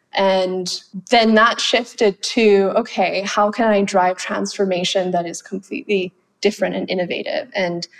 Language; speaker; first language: English; non-native, fluent; Thai